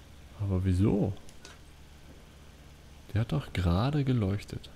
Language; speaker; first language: German; native; German